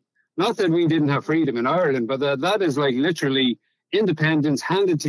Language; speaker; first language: English; native; English